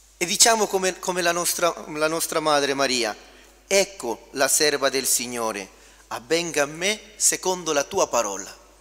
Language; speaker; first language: Italian; non-native, fluent; Spanish